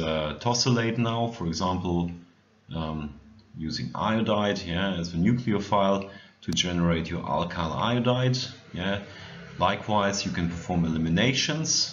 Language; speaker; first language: English; non-native, fluent; German